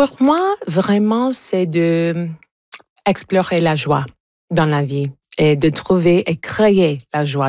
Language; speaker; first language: French; early bilingual, heritage; English